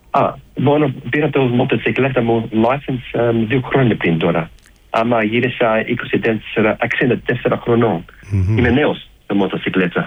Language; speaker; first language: Greek; early bilingual, heritage; Greek